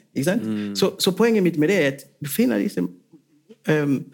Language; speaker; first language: Norwegian; non-native, fluent; Swahili